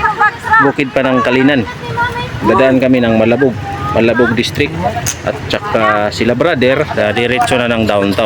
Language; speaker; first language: Filipino; non-native, local second language; Cebuano